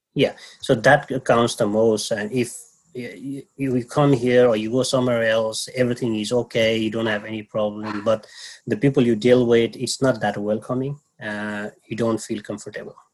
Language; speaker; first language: English; non-native, local second language; Nepali